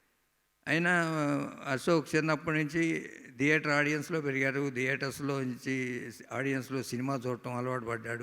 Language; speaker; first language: Telugu; native; Telugu